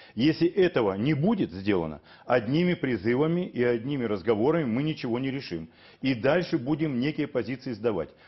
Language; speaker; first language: Russian; native; Russian